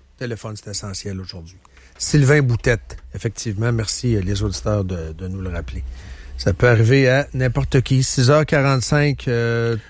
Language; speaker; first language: French; native; French